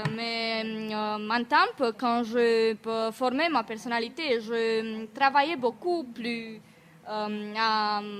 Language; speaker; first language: French; non-native, learner; Romanian